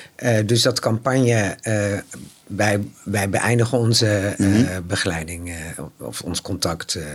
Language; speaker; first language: Dutch; native; Dutch